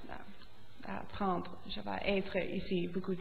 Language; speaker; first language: French; non-native, local second language; English